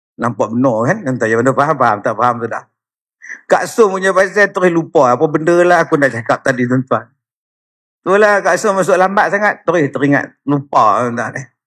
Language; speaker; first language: Malay; native; Malay